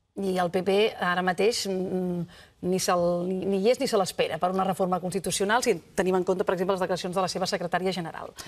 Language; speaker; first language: Catalan; native; Catalan